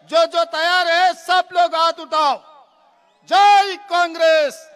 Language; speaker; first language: Hindi; non-native, local second language; Telugu